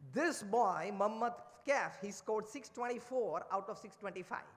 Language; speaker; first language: English; non-native, local second language; Gujarati